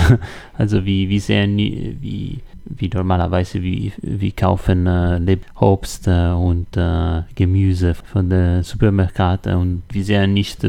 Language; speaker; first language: German; non-native, learner; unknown